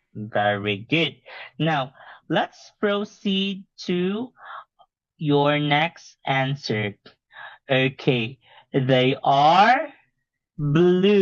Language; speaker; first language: English; non-native, fluent; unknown